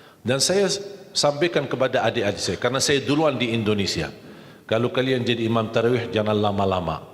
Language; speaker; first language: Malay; non-native, fluent; Arabic